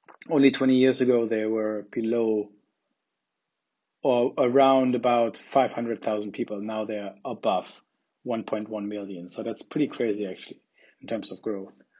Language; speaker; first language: English; non-native, fluent; German